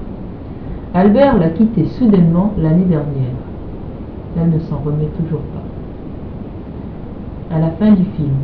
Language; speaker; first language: French; native; French